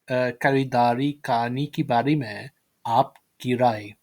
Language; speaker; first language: Urdu; non-native, learner; English